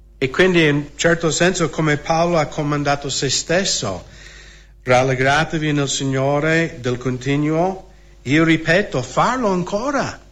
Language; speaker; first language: Italian; non-native, fluent; English